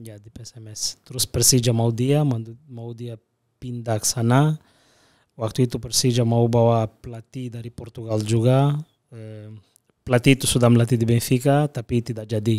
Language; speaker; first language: Indonesian; non-native, fluent; Portuguese